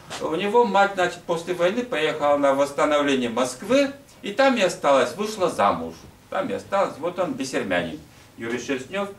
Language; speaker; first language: Russian; non-native, local second language; Udmurt